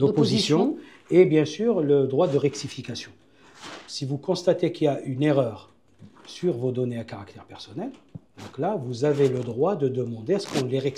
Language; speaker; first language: French; non-native, local second language; Arabic